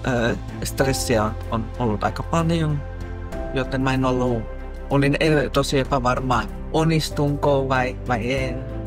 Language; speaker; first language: Finnish; non-native, fluent; Spanish